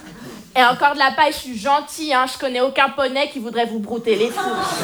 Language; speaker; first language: French; native; French